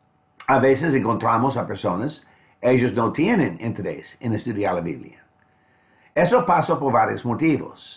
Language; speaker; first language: Spanish; non-native, fluent; English